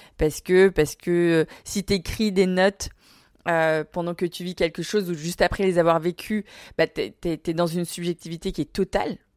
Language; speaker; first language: French; early bilingual, other home language; Vietnamese